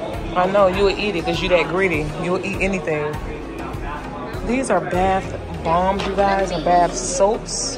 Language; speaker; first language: English; native; English